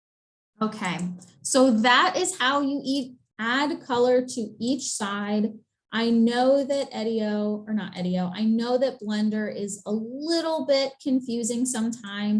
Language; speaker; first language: English; native; English